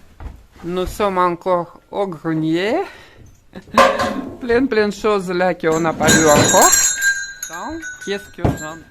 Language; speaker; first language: French; non-native, learner; Russian